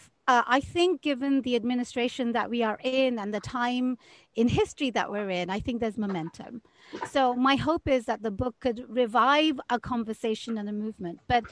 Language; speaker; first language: English; native; English